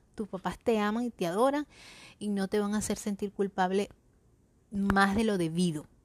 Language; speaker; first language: Spanish; native; Spanish